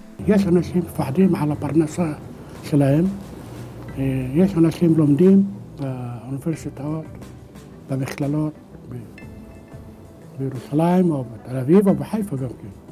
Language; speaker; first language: Hebrew; non-native, local second language; Arabic